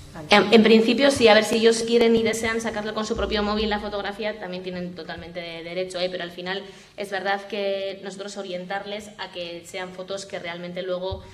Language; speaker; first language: Spanish; native; Spanish